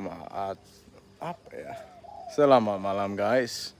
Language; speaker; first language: Indonesian; non-native, fluent; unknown